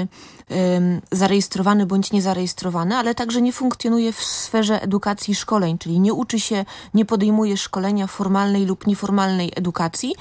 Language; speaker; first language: Polish; native; Polish